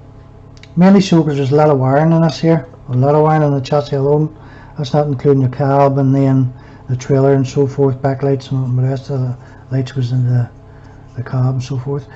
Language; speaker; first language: English; native; English